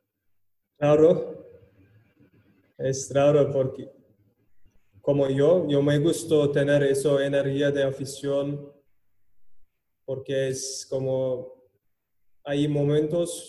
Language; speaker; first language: Spanish; non-native, learner; Turkish